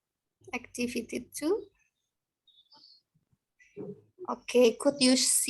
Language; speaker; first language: English; non-native, learner; Indonesian